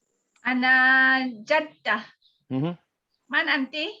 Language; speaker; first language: Arabic; non-native, learner; Malay